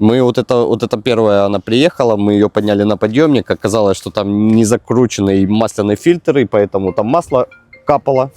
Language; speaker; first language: Russian; native; Russian